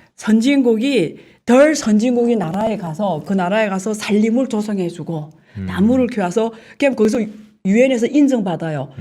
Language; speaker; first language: Korean; non-native, fluent; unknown